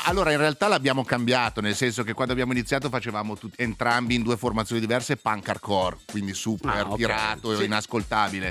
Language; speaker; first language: Italian; native; Italian